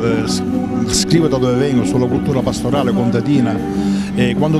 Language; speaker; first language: Italian; native; Italian